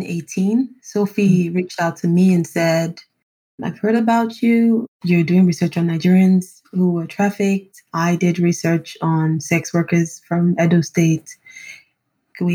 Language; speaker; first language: English; non-native, local second language; Yoruba